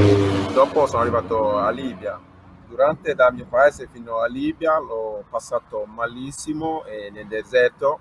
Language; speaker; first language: Italian; non-native, learner; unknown